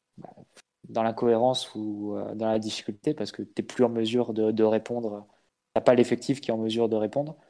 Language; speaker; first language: French; native; French